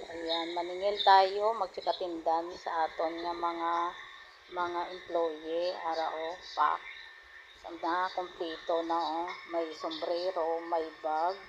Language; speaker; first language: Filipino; non-native, local second language; Hiligaynon